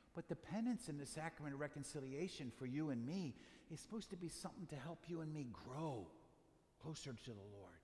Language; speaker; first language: English; native; English